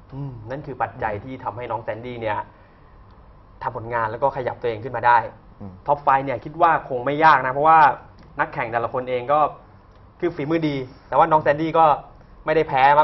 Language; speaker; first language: Thai; native; Thai